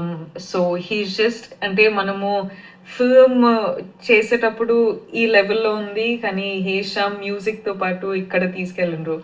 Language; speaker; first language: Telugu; non-native, fluent; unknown